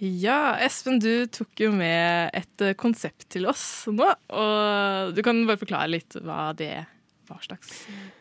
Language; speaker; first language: Norwegian; native; Norwegian